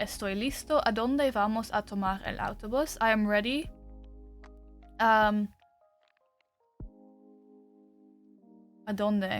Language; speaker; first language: Spanish; non-native, learner; English